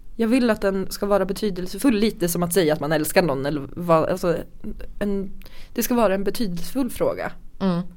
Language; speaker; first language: Swedish; native; Swedish